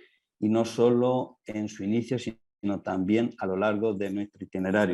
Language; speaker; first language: Spanish; native; Spanish